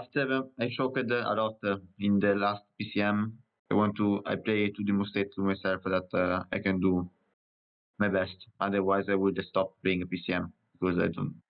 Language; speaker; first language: English; non-native, learner; Italian